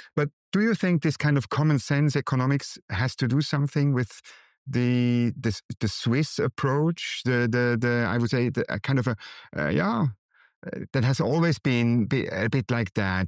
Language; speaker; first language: English; non-native, fluent; German